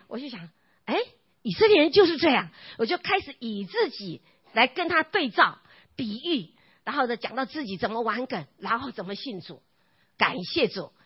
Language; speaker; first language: Chinese; non-native, local second language; Hakka Chinese